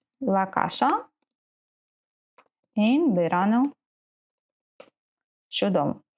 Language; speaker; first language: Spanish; non-native, learner; Ukrainian